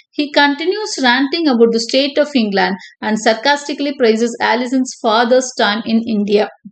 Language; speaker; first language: English; non-native, local second language; Tamil